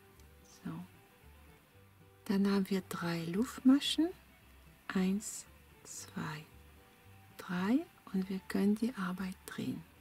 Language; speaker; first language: German; non-native, fluent; French